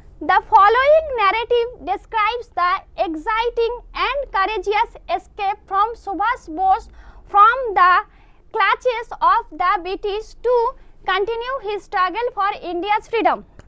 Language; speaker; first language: English; non-native, local second language; Bangla